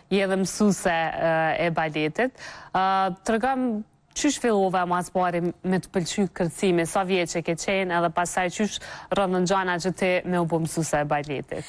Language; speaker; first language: Albanian; native; Albanian